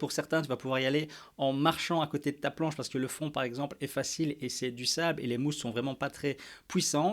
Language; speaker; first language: French; native; French